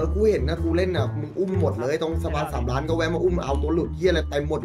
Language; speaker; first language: Thai; native; Thai